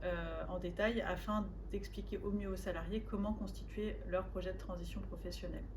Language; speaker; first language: French; native; French